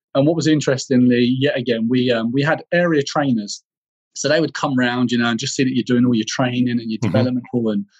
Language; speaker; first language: English; native; English